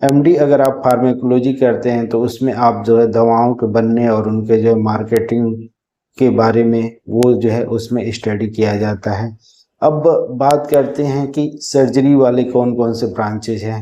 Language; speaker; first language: Hindi; native; Hindi